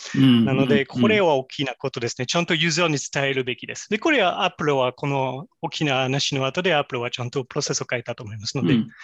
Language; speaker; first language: Japanese; non-native, fluent; French